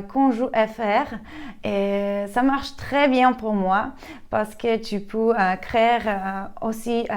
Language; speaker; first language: French; non-native, fluent; Polish